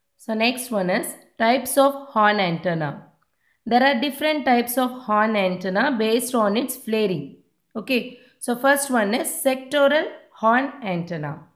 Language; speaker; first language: English; non-native, local second language; Tamil